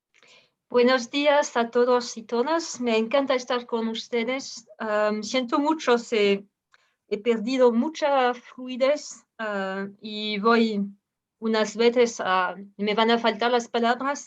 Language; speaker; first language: Spanish; non-native, fluent; French